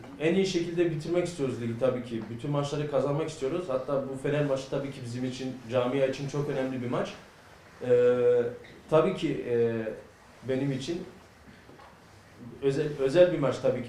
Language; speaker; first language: Turkish; early bilingual, heritage; Turkish